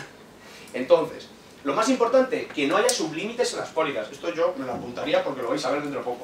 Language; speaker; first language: Spanish; native; Spanish